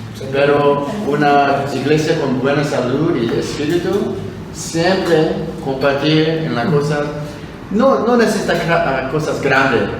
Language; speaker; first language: Spanish; non-native, learner; Korean